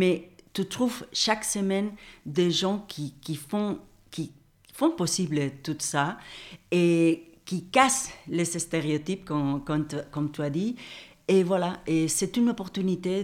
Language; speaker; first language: French; non-native, fluent; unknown